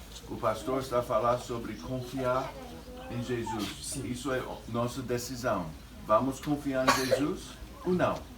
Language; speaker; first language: Portuguese; non-native, fluent; English